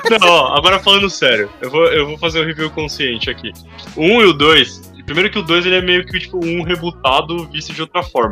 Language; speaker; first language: Portuguese; native; Portuguese